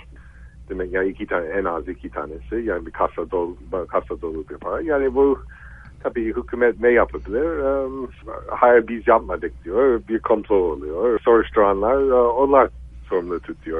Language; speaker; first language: Turkish; non-native, fluent; English